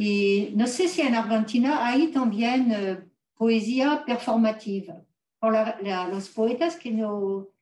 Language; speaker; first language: Spanish; non-native, learner; French